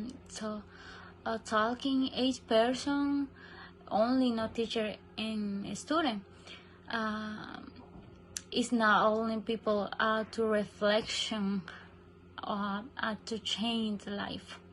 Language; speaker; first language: English; non-native, learner; Spanish